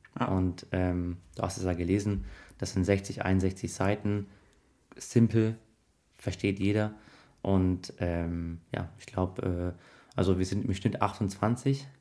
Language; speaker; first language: German; early bilingual, other home language; Arabic